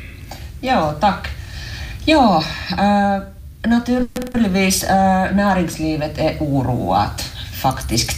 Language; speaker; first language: Swedish; non-native, local second language; Finnish